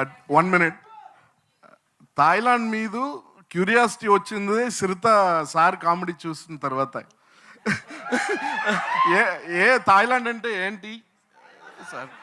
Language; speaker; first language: Telugu; non-native, fluent; Tamil